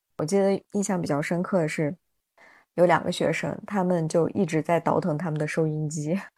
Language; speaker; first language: Chinese; non-native, local second language; Uyghur